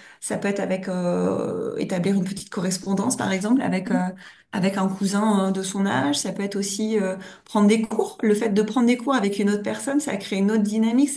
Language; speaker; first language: French; native; French